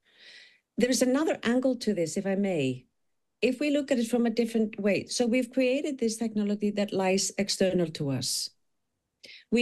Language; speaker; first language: English; non-native, fluent; Icelandic